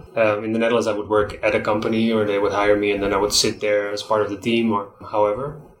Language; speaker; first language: English; non-native, fluent; Dutch